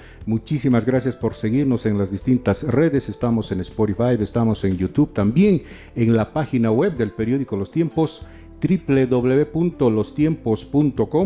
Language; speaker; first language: Spanish; native; Spanish